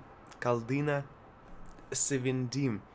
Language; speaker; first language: Turkish; non-native, learner; Russian